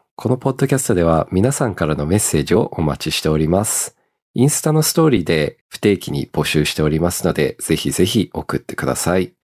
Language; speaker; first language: Japanese; early bilingual, heritage; Japanese